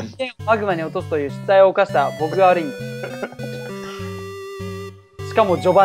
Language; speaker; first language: Japanese; native; Japanese